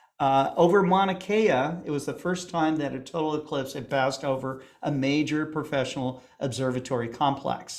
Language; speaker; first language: English; native; English